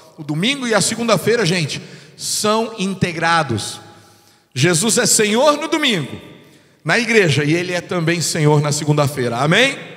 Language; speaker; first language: Portuguese; non-native, fluent; English